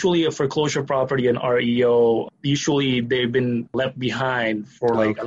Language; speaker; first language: English; non-native, local second language; Filipino